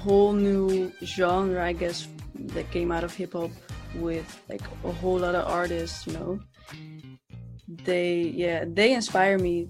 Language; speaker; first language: English; non-native, fluent; Dutch